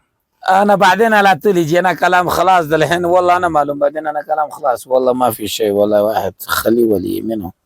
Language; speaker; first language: Arabic; non-native, learner; Urdu